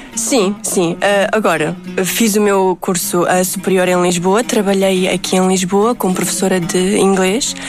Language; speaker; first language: Portuguese; early bilingual, other home language; Uzbek